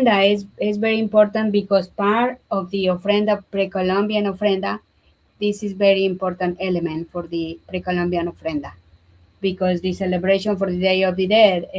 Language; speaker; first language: English; non-native, learner; Spanish